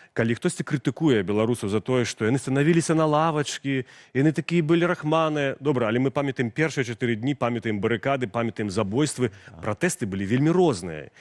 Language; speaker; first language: Belarusian; non-native, local second language; Russian